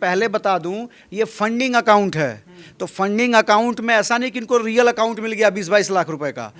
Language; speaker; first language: Hindi; native; Hindi